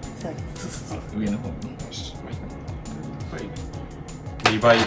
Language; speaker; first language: Japanese; native; Japanese